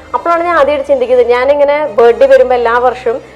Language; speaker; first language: Malayalam; early bilingual, heritage; Malayalam